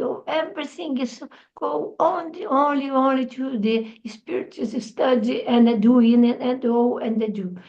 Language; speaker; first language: English; non-native, learner; Portuguese